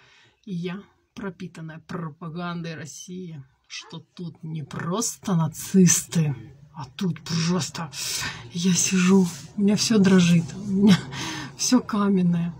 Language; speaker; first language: Russian; native; Russian